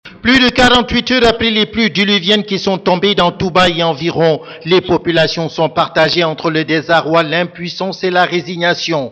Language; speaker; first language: French; non-native, local second language; Wolof